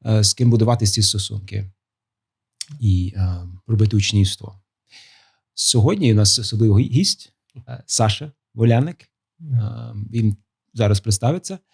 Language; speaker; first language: Ukrainian; non-native, fluent; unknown